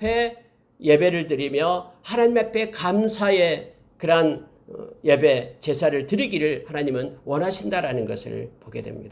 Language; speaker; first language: Korean; native; Korean